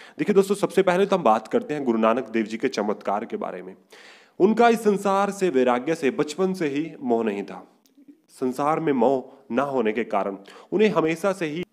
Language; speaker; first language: Hindi; non-native, local second language; Punjabi